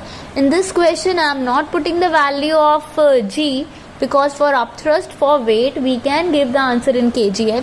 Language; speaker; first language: English; non-native, local second language; Hindi